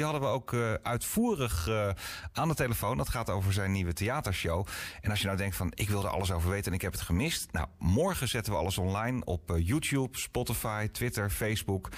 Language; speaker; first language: Dutch; native; Dutch